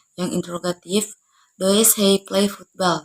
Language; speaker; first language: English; non-native, learner; Indonesian